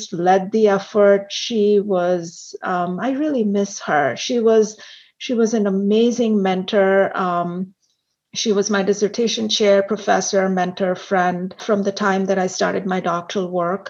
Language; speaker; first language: English; non-native, local second language; Hindi